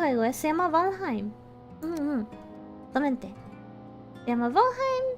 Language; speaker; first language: Spanish; early bilingual, heritage; Spanish